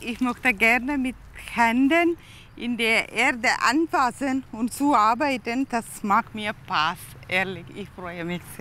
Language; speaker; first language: German; non-native, learner; Tamil